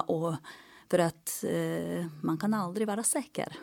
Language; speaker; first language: Swedish; non-native, fluent; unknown